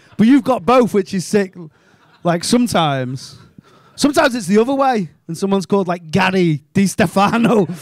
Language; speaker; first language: English; native; English